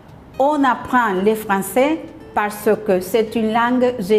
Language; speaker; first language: French; non-native, fluent; Spanish